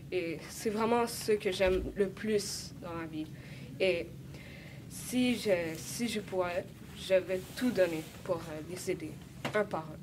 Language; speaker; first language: French; early bilingual, other home language; Arabic